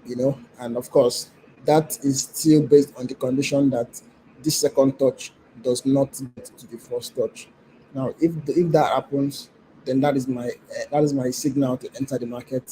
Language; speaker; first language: English; non-native, local second language; Yoruba